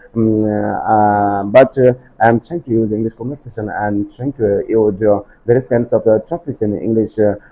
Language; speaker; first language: English; non-native, local second language; Bangla